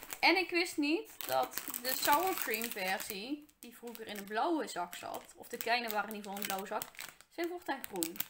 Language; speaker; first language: Dutch; native; Dutch